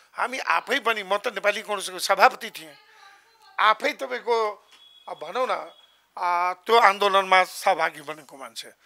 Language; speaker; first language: Nepali; non-native, local second language; Maithili